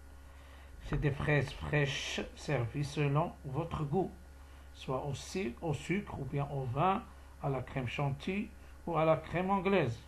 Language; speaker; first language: French; non-native, local second language; Arabic